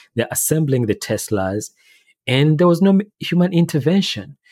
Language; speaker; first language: English; non-native, local second language; Ganda